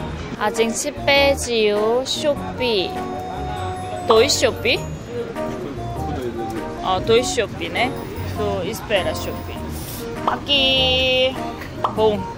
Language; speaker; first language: Portuguese; non-native, learner; Korean